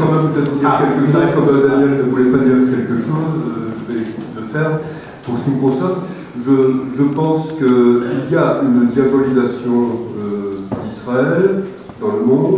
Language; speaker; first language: French; native; French